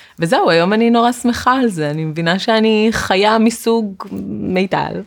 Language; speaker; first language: Hebrew; native; Hebrew